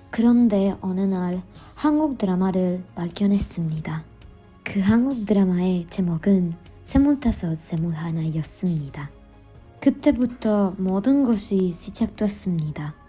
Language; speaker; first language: Korean; non-native, learner; Spanish